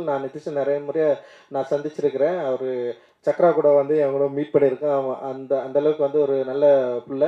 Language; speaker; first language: Tamil; native; Tamil